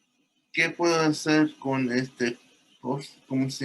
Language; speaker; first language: Spanish; early bilingual, heritage; English